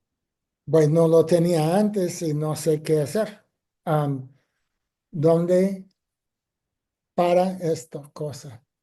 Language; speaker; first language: Spanish; non-native, fluent; English